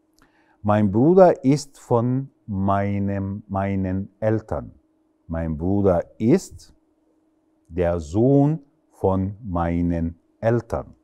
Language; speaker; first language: German; non-native, fluent; Arabic